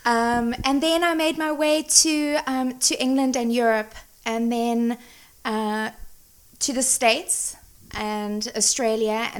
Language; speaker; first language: English; native; English